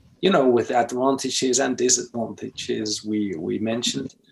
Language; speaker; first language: English; non-native, fluent; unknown